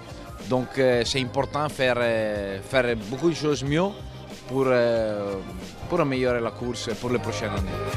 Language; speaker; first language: French; non-native, fluent; Italian